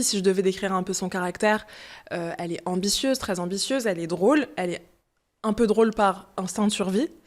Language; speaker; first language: French; early bilingual, other home language; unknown